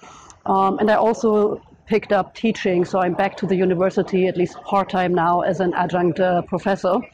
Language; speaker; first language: English; non-native, fluent; German